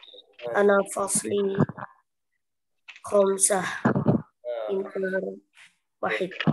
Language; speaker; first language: Arabic; non-native, learner; Indonesian